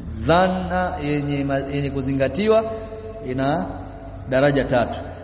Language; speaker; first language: Swahili; native; Swahili